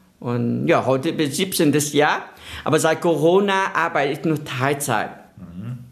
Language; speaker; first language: German; non-native, fluent; Vietnamese